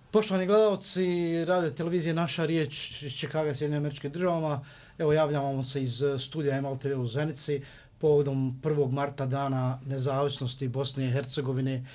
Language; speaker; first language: Bosnian; native; Bosnian